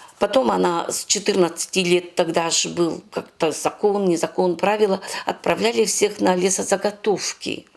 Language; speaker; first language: Russian; non-native, local second language; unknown